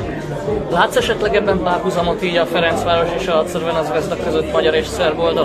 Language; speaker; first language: Hungarian; native; Hungarian